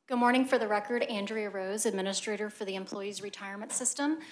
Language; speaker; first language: English; native; English